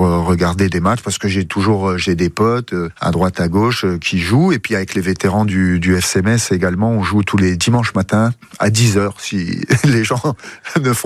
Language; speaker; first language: French; native; French